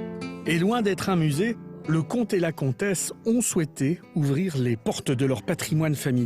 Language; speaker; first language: French; native; French